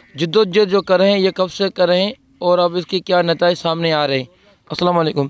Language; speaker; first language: Urdu; non-native, local second language; Sindhi